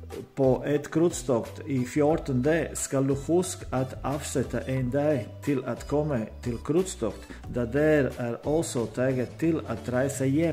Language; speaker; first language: Swedish; non-native, learner; Danish